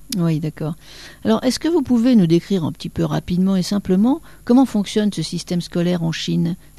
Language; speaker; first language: French; native; French